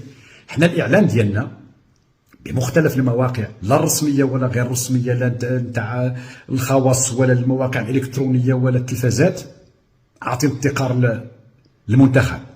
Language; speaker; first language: Arabic; native; Arabic